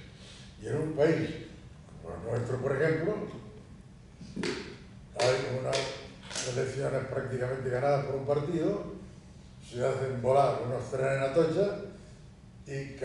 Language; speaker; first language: Spanish; native; Spanish